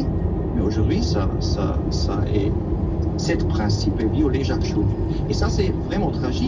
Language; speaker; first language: French; non-native, fluent; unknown